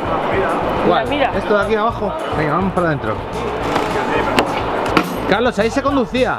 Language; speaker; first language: Spanish; native; Spanish